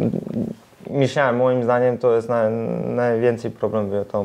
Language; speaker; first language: Polish; non-native, learner; Serbian